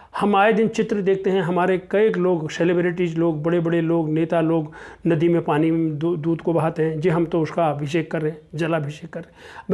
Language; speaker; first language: Hindi; non-native, local second language; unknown